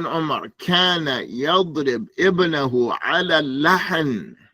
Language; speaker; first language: Arabic; non-native, fluent; English